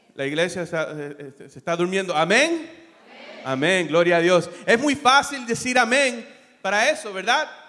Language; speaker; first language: Spanish; early bilingual, other home language; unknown